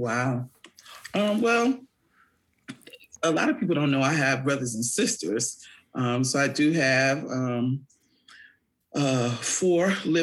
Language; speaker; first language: English; native; English